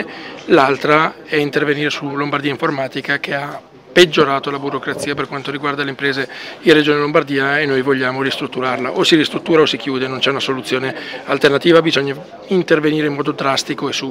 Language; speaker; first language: Italian; native; Italian